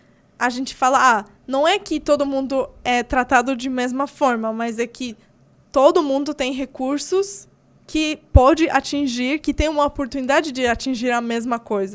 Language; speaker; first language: Portuguese; non-native, fluent; Polish